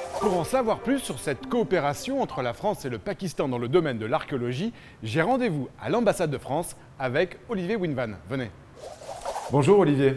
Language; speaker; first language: French; native; French